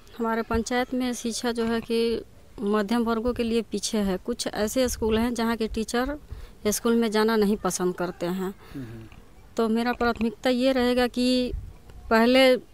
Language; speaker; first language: Hindi; non-native, local second language; Bhojpuri